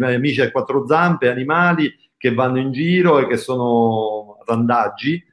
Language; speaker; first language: Italian; native; Italian